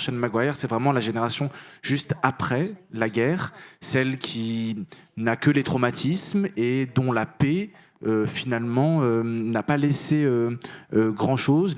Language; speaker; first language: French; native; French